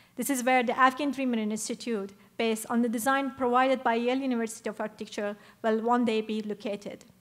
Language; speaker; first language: English; non-native, fluent; Persian